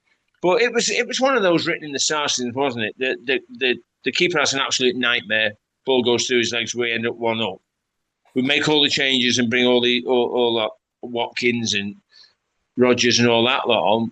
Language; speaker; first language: English; native; English